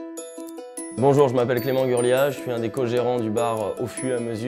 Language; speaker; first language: French; native; French